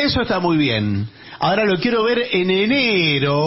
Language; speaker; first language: Spanish; native; Spanish